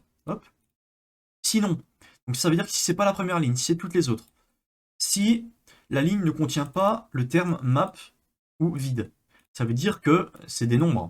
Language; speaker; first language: French; native; French